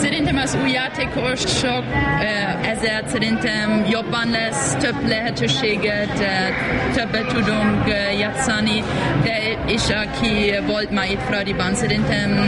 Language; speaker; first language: Hungarian; non-native, learner; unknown